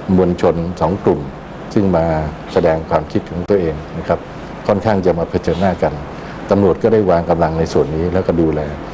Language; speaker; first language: Thai; native; Thai